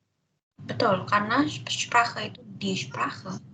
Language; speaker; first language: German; non-native, fluent; Indonesian